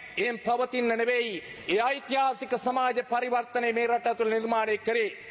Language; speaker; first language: Sinhala; native; Sinhala